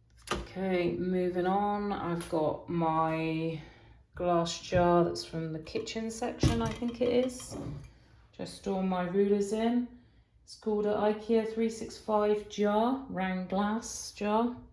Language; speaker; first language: English; native; English